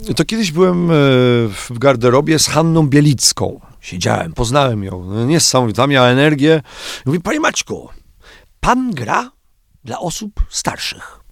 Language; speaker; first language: Polish; native; Polish